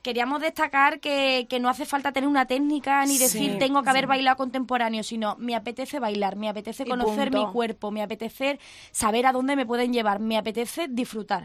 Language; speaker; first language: Spanish; native; Spanish